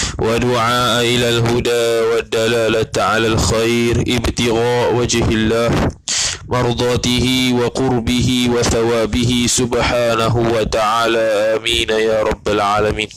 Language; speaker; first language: Arabic; non-native, fluent; Malay